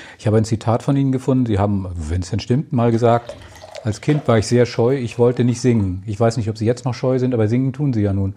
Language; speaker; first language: German; native; German